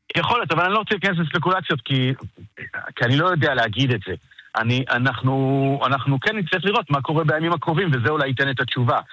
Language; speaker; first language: Hebrew; native; Hebrew